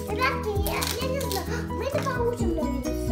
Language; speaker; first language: Russian; early bilingual, heritage; Russian